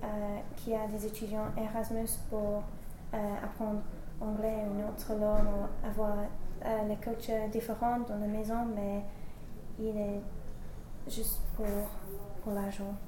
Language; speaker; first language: French; non-native, learner; English